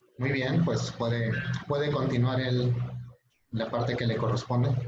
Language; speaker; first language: Spanish; native; Spanish